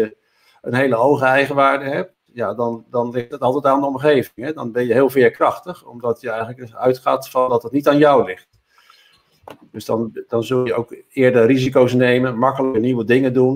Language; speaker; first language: Dutch; native; Dutch